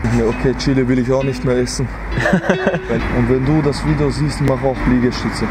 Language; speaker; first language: German; early bilingual, other home language; Chechen